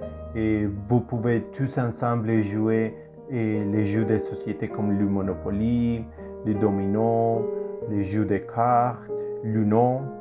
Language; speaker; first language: French; non-native, learner; Spanish